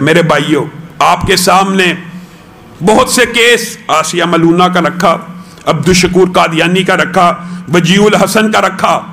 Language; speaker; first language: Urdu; non-native, local second language; Punjabi